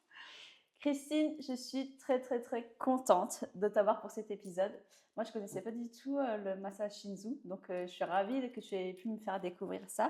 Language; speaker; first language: French; native; French